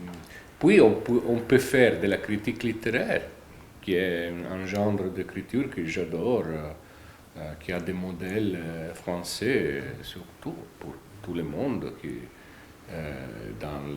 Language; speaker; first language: French; non-native, fluent; Italian